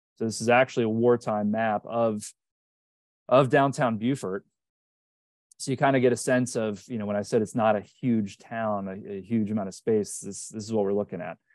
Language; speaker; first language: English; native; English